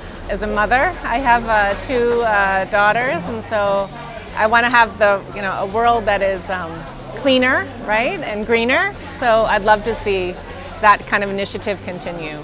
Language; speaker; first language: English; native; English